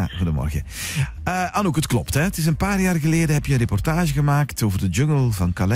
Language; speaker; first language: Dutch; native; Dutch